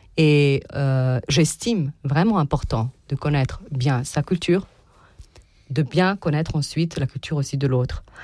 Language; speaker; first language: French; non-native, fluent; Serbian